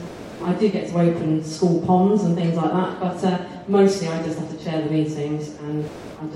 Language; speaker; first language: English; native; English